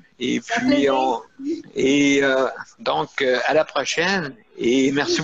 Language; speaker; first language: French; native; French